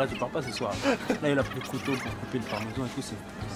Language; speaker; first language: French; native; French